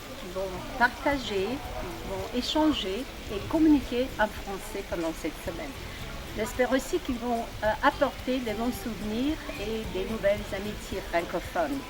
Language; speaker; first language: French; non-native, fluent; Macedonian